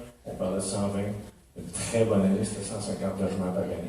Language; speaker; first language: French; native; French